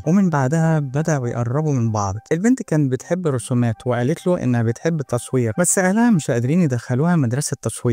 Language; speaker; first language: Arabic; native; Arabic